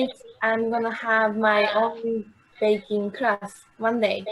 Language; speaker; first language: English; non-native, learner; Japanese